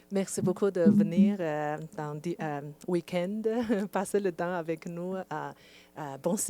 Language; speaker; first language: French; non-native, fluent; Chinese